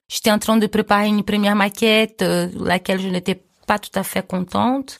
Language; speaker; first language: French; non-native, fluent; Portuguese